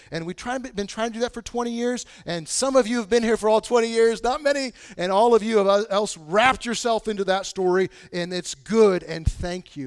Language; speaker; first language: English; native; English